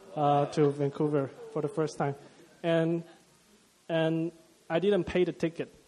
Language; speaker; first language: English; non-native, fluent; Chinese